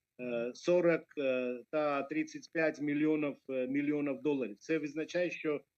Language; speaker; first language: Ukrainian; non-native, fluent; Georgian